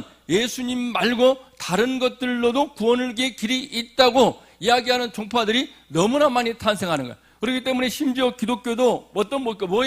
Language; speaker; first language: Korean; native; Korean